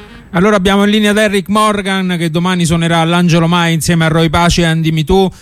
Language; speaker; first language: Italian; native; Italian